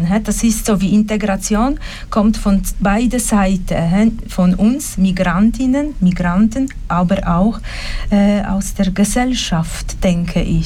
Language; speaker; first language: German; non-native, fluent; Polish